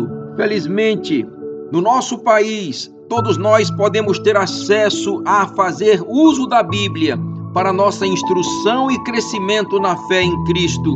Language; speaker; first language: Portuguese; native; Portuguese